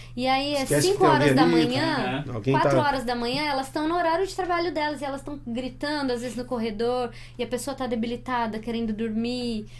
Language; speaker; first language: Portuguese; native; Portuguese